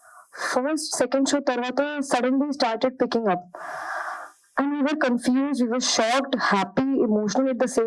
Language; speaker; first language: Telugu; non-native, learner; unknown